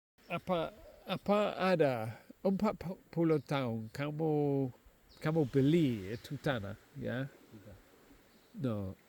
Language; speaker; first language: Indonesian; non-native, learner; English